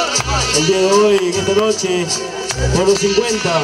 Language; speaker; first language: Spanish; native; Spanish